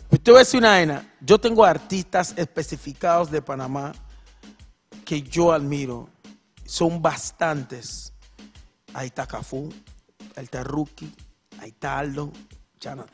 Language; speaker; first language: Spanish; non-native, local second language; English